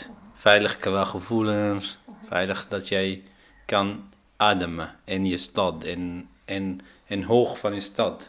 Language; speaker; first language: Dutch; non-native, fluent; Arabic